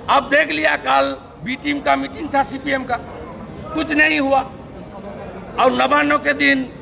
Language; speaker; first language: Hindi; non-native, local second language; Bangla